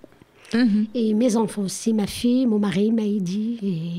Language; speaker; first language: French; non-native, learner; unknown